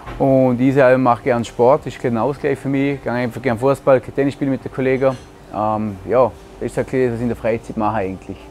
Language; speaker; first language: German; native; German